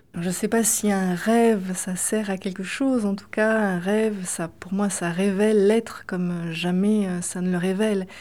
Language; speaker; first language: French; native; French